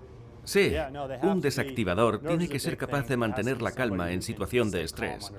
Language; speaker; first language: Spanish; native; Spanish